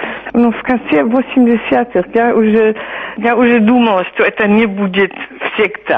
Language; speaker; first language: Russian; non-native, fluent; German